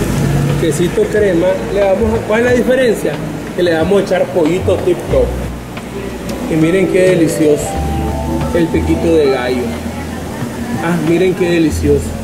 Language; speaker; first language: Spanish; native; Spanish